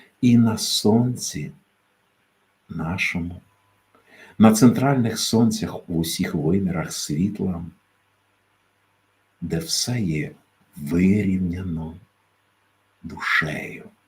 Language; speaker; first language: Ukrainian; native; Ukrainian